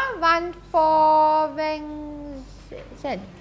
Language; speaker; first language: German; native; German